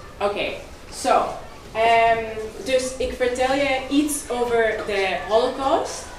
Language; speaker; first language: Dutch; non-native, fluent; Hebrew